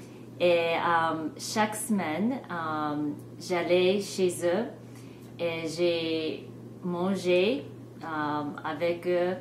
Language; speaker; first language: French; non-native, fluent; English